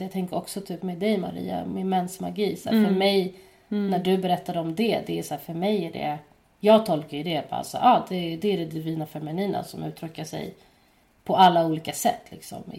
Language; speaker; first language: Swedish; native; Swedish